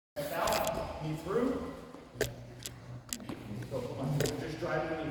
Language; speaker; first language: English; native; English